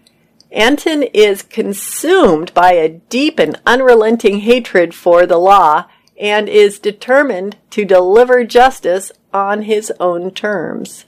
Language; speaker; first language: English; native; English